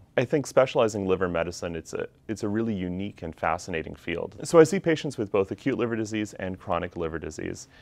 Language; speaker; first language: English; native; English